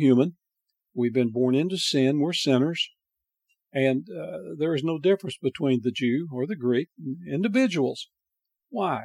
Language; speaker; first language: English; native; English